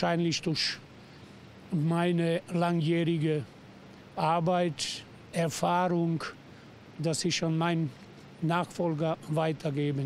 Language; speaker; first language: German; non-native, fluent; Serbian